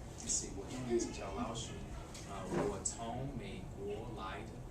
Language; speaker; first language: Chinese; non-native, fluent; English